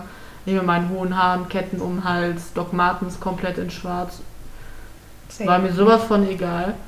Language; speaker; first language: German; native; German